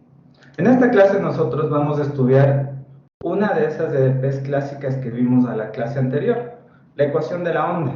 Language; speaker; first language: Spanish; native; Spanish